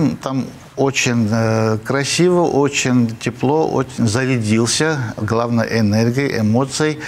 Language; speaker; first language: Russian; non-native, fluent; Armenian